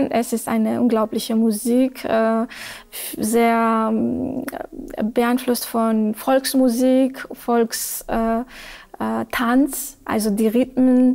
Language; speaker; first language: German; non-native, fluent; Georgian